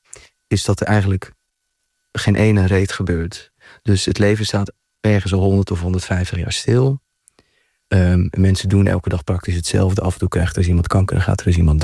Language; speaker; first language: Dutch; native; Dutch